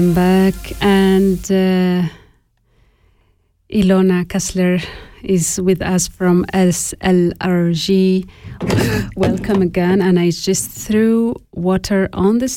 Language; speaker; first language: English; non-native, fluent; Arabic